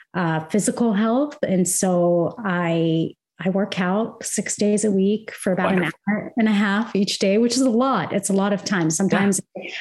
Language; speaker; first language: English; non-native, fluent; Arabic